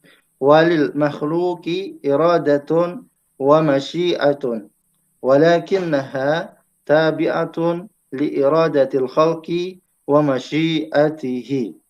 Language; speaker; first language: Arabic; non-native, fluent; Indonesian